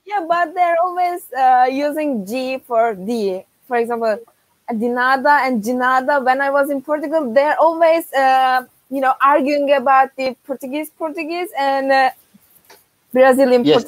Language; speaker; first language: English; non-native, fluent; Turkish